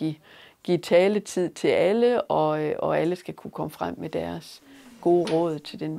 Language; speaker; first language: Danish; native; Danish